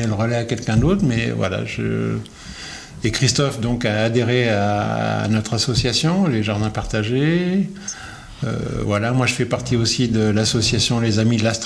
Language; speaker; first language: French; native; French